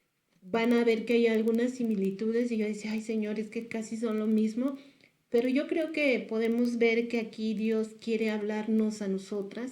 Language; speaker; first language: Spanish; native; Spanish